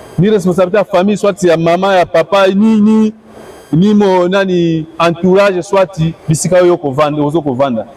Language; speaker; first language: Lingala; non-native, local second language; Kongo